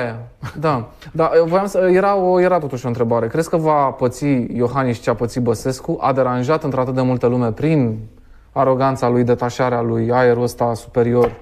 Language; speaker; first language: Romanian; native; Romanian